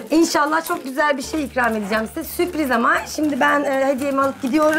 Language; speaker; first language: Turkish; native; Turkish